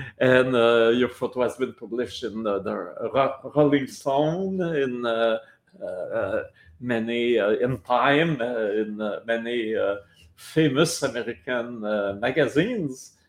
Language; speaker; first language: English; non-native, local second language; French